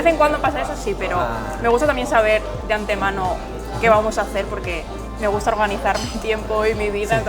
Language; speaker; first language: Spanish; native; Spanish